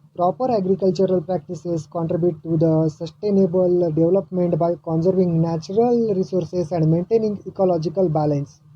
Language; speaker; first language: English; non-native, local second language; Marathi